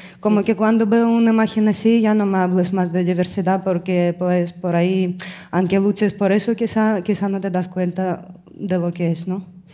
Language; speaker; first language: Spanish; non-native, fluent; Russian